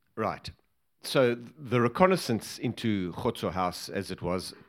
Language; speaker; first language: English; native; English